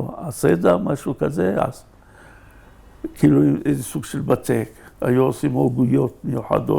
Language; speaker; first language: Hebrew; native; Hebrew